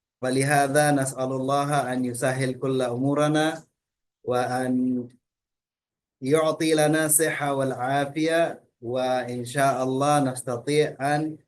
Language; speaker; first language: Arabic; early bilingual, heritage; Indonesian